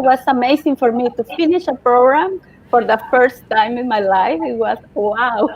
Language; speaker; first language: English; non-native, learner; Spanish